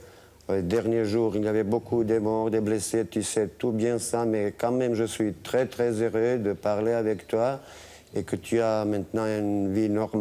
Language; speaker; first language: French; non-native, fluent; Bosnian